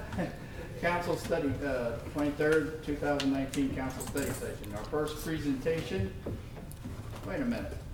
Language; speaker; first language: English; native; English